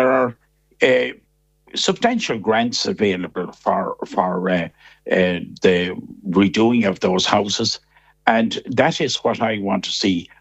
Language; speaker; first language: English; native; English